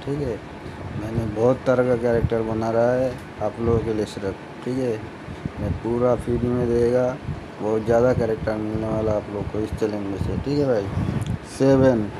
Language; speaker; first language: Hindi; non-native, local second language; Bangla